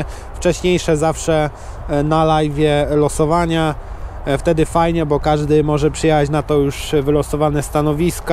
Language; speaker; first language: Polish; native; Polish